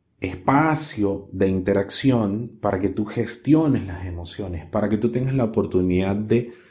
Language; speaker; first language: Spanish; native; Spanish